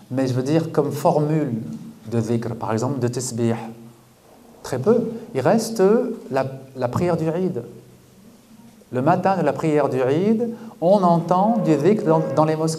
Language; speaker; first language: French; native; French